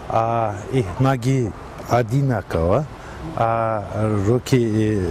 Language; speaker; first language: Russian; non-native, learner; Turkish